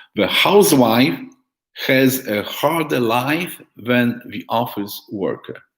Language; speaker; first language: English; non-native, fluent; Polish